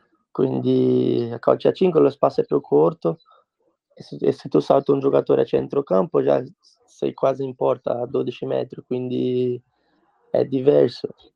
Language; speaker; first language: Italian; non-native, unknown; Portuguese